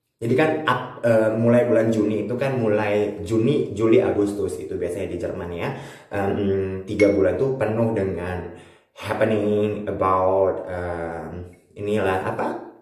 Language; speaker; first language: Indonesian; native; Indonesian